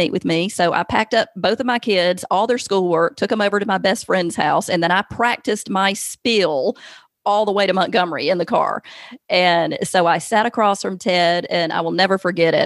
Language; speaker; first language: English; native; English